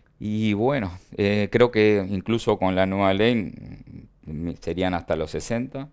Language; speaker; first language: Spanish; native; Spanish